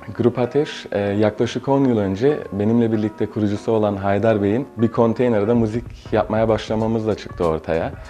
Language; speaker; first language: Turkish; early bilingual, heritage; Turkish